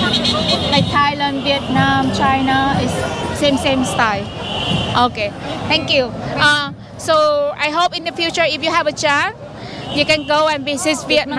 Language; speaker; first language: English; non-native, learner; Vietnamese